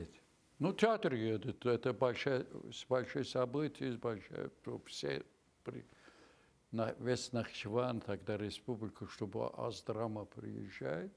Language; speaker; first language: Russian; non-native, local second language; Azerbaijani